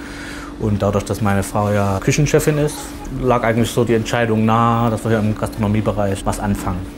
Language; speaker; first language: German; native; German